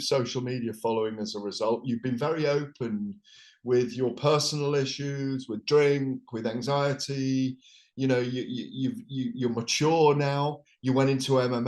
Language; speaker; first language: English; native; English